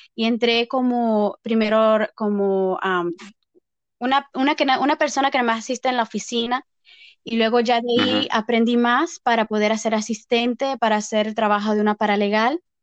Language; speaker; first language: Spanish; early bilingual, heritage; Spanish